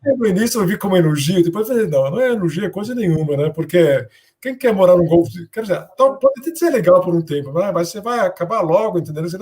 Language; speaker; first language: Portuguese; non-native, fluent; Danish